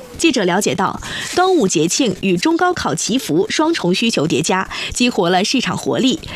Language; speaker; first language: Chinese; native; Chinese